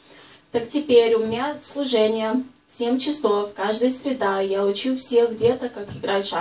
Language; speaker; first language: Russian; early bilingual, heritage; Russian